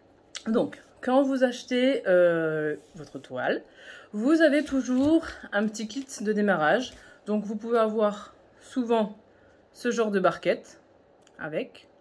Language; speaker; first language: French; native; French